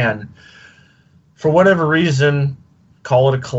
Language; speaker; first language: English; native; English